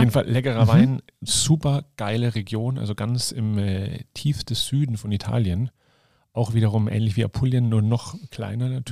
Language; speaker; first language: German; native; German